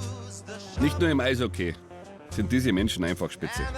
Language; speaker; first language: German; native; German